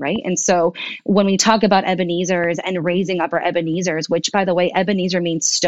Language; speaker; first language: English; early bilingual, other home language; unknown